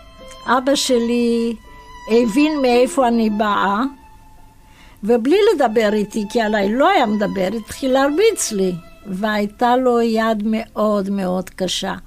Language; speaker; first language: Hebrew; non-native, fluent; Romanian